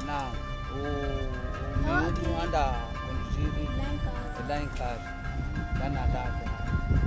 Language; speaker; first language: Portuguese; non-native, local second language; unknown